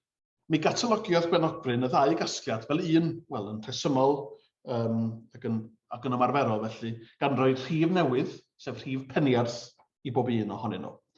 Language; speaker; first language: Welsh; native; Welsh